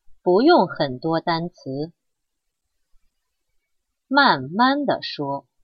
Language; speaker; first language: Chinese; non-native, learner; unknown